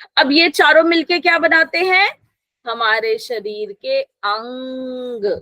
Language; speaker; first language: Hindi; native; Hindi